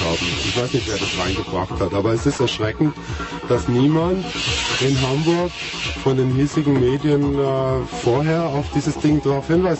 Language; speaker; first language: German; native; German